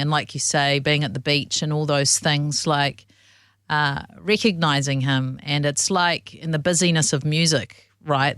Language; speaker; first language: English; native; English